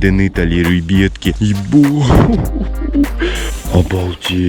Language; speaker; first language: Russian; native; Russian